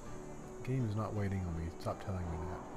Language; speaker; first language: English; native; English